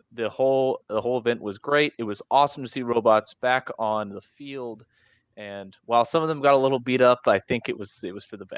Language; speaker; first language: English; native; English